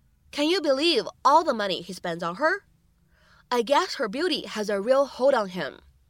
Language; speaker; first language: English; non-native, fluent; Chinese